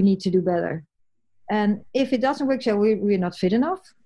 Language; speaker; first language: English; non-native, fluent; Dutch